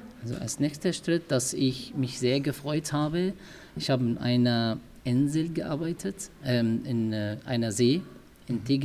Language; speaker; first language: German; non-native, learner; Arabic